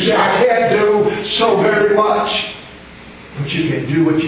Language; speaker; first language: English; native; English